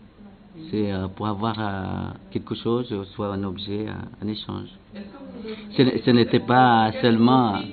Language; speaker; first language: French; non-native, local second language; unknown